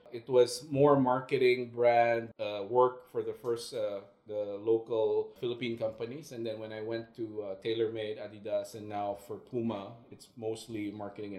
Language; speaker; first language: English; non-native, local second language; Filipino